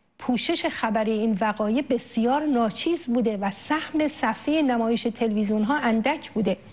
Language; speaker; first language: Persian; native; Persian